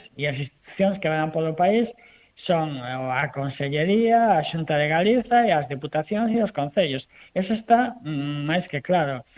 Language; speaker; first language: Galician; non-native, local second language; Spanish